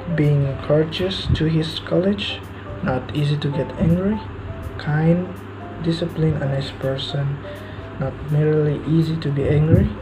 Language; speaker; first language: English; non-native, learner; Indonesian